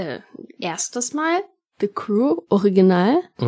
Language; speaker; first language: German; non-native, fluent; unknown